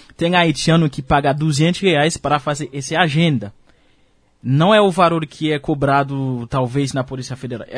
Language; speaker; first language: Portuguese; non-native, fluent; Haitian Creole